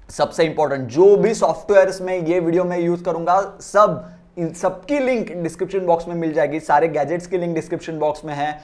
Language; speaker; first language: Hindi; non-native, local second language; Marathi